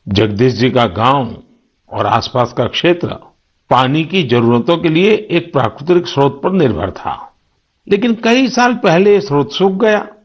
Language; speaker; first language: Hindi; non-native, local second language; Gujarati